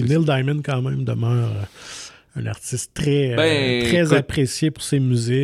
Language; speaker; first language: French; native; French